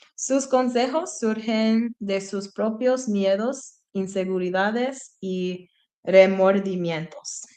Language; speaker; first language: Spanish; non-native, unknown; English